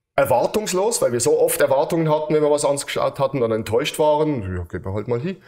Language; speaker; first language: German; native; German